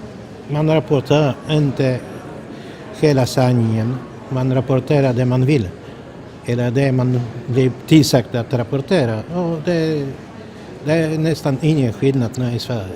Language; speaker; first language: Swedish; non-native, fluent; Polish